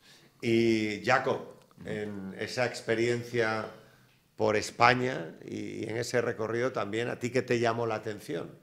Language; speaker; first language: Spanish; native; Spanish